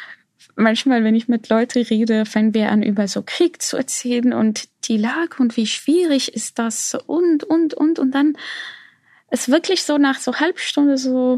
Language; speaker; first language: German; non-native, fluent; Arabic